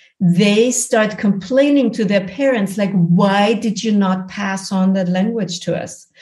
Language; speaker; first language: English; non-native, fluent; German